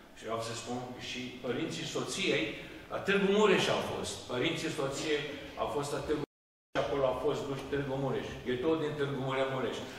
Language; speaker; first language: Romanian; early bilingual, heritage; Romanian